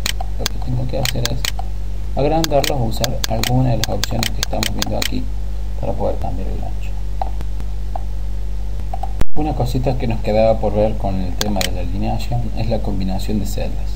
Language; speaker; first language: Spanish; native; Spanish